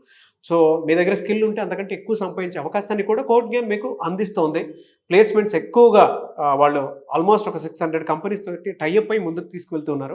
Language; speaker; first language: Telugu; native; Telugu